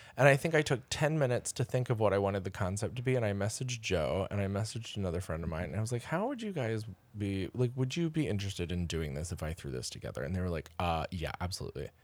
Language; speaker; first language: English; native; English